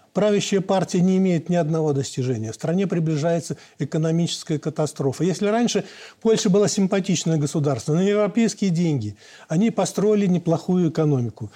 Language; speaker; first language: Russian; native; Russian